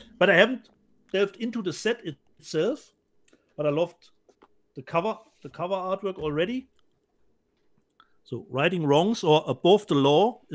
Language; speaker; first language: English; non-native, fluent; German